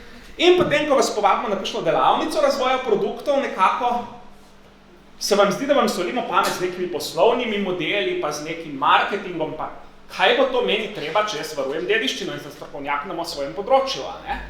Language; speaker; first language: Slovenian; native; Slovenian